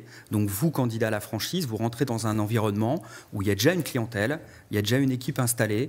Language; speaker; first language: French; native; French